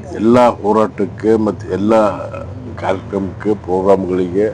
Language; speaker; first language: Kannada; non-native, local second language; Lambadi